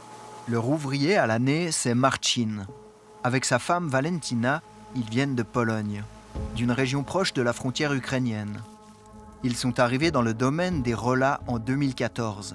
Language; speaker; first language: French; native; French